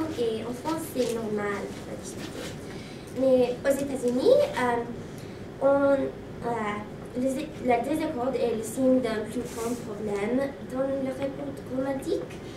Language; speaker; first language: French; non-native, learner; English